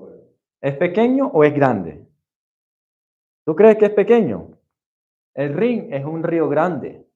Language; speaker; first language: Spanish; non-native, fluent; English